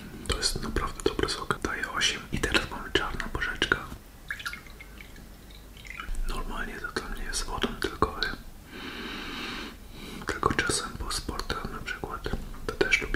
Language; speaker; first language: Polish; early bilingual, heritage; Polish